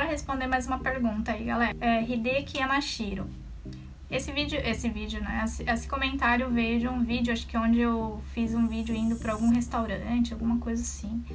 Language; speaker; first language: Portuguese; non-native, local second language; Japanese